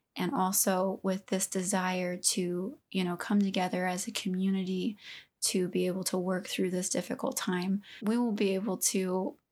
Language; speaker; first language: English; native; English